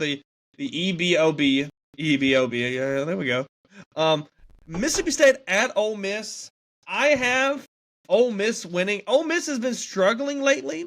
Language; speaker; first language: English; native; English